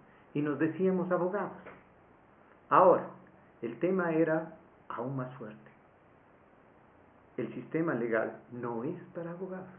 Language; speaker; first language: Spanish; native; Spanish